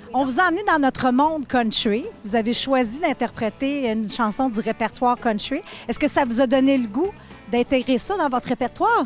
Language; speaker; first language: French; native; French